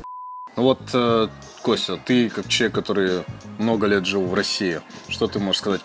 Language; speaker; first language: Russian; native; Russian